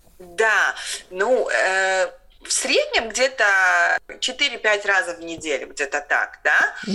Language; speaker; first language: Russian; non-native, local second language; Latvian